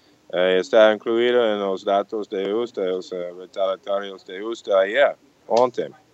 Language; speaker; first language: Portuguese; non-native, fluent; English